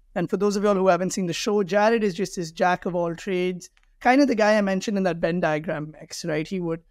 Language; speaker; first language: English; non-native, local second language; Hindi